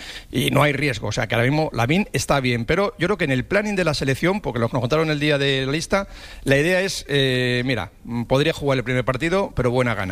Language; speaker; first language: Spanish; native; Spanish